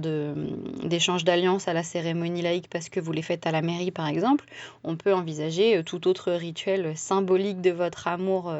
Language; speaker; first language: French; native; French